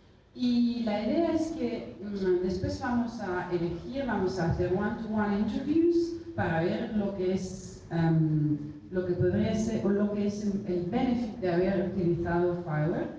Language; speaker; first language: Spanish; non-native, fluent; Italian